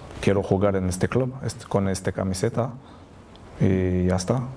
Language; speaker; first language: Spanish; non-native, learner; French